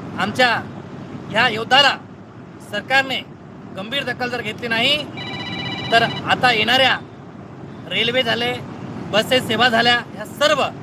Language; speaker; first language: Marathi; non-native, local second language; Lambadi